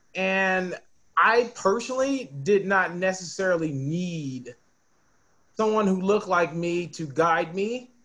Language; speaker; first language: English; native; English